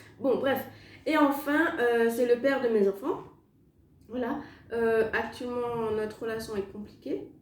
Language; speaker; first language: French; native; French